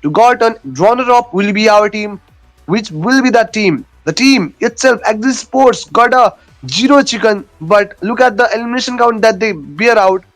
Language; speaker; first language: English; non-native, local second language; Nepali